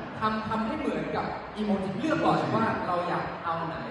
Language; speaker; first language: Thai; native; Thai